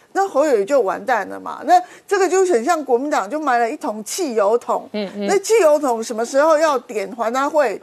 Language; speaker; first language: Chinese; native; Chinese